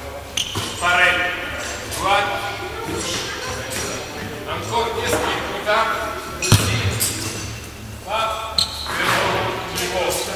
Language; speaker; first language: French; non-native, learner; Serbian